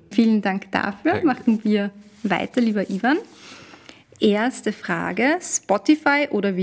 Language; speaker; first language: German; native; German